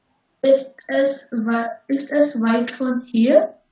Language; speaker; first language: German; non-native, learner; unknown